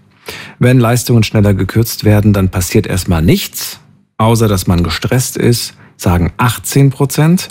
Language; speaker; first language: German; native; German